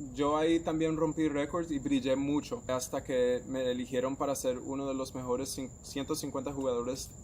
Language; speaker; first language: Spanish; native; Spanish